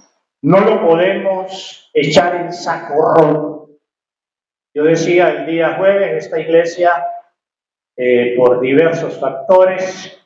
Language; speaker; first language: Spanish; native; Spanish